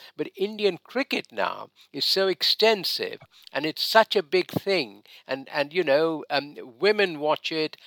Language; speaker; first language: English; non-native, local second language; Bangla